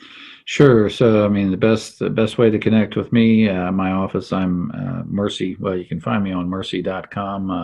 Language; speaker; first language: English; native; English